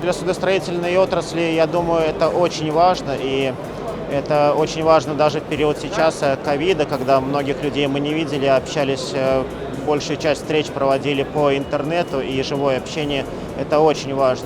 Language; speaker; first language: Russian; native; Russian